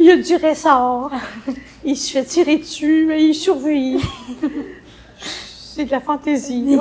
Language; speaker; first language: French; native; French